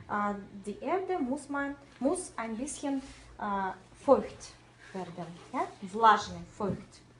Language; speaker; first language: German; non-native, fluent; Russian